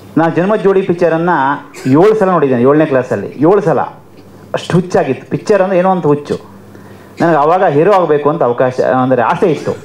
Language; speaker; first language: Kannada; native; Kannada